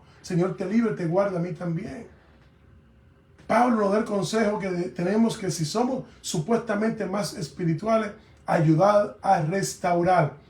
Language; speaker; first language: Spanish; native; Spanish